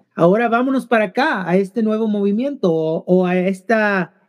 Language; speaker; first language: Spanish; early bilingual, heritage; Spanish